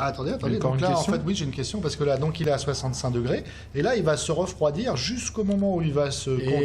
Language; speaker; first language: French; native; French